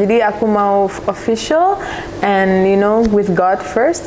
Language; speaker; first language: English; early bilingual, other home language; Indonesian